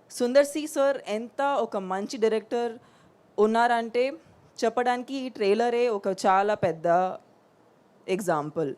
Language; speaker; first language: Telugu; non-native, local second language; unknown